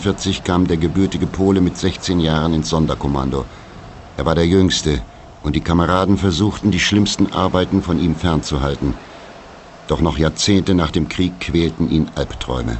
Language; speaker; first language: German; native; German